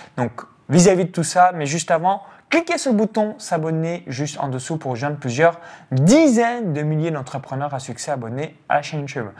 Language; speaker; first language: French; native; French